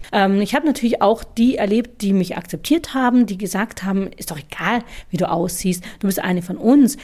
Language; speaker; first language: German; native; German